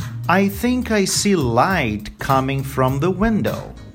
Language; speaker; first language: English; non-native, fluent; Portuguese